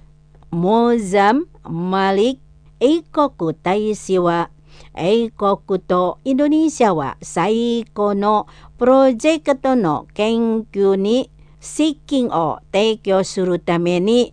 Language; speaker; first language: Japanese; non-native, learner; Indonesian